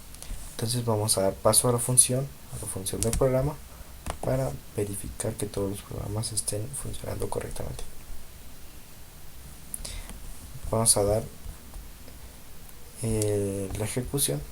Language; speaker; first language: Spanish; native; Spanish